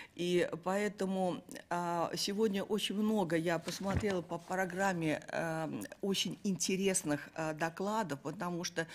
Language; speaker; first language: Russian; native; Russian